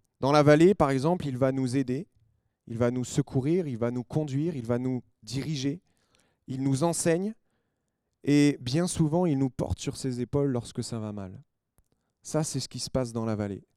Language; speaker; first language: French; native; French